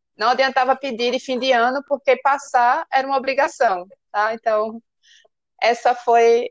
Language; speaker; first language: Portuguese; native; Portuguese